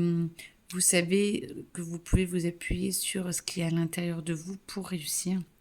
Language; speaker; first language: French; native; French